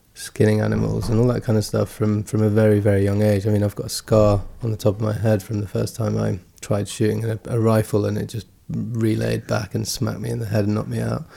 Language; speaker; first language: English; early bilingual, other home language; Gujarati